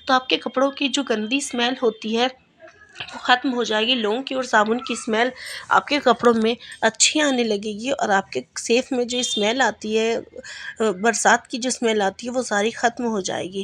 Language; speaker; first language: Hindi; native; Hindi